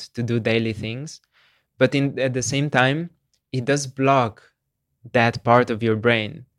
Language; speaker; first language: English; non-native, fluent; Slovenian